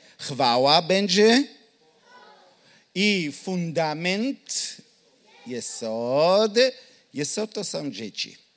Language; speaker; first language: Polish; non-native, learner; Hebrew